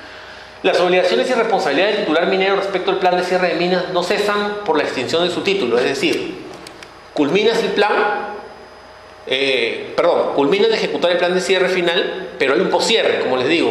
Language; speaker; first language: Spanish; native; Spanish